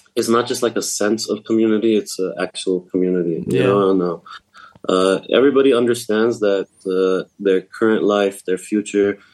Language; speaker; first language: English; native; English